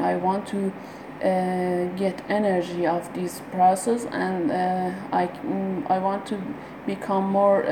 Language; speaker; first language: English; non-native, learner; Persian